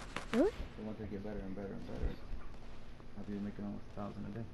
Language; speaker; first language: English; native; English